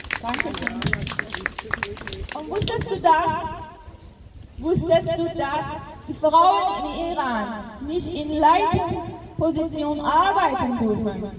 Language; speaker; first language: German; non-native, local second language; Persian